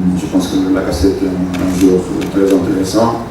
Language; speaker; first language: French; non-native, fluent; Portuguese